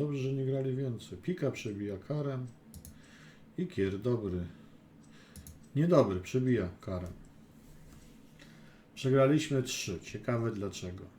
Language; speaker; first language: Polish; native; Polish